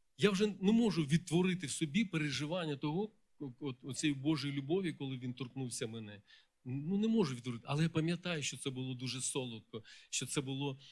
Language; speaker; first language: Ukrainian; non-native, local second language; Russian